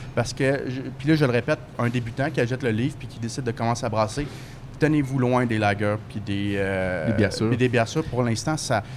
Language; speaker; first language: French; native; French